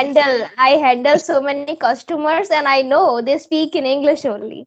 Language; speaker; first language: English; non-native, local second language; Hindi